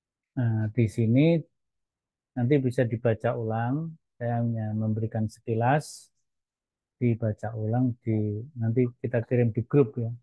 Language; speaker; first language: Indonesian; native; Indonesian